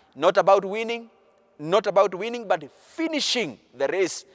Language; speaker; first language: English; non-native, local second language; Swahili